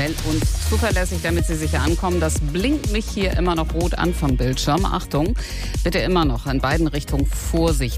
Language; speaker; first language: German; native; German